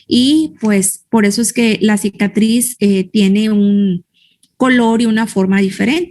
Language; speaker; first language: Spanish; native; Spanish